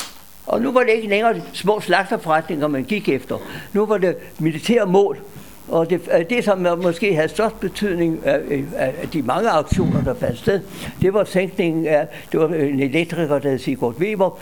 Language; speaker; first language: Danish; native; Danish